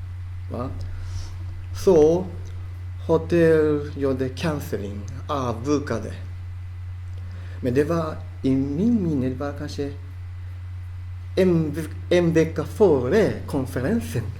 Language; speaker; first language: Swedish; non-native, fluent; Japanese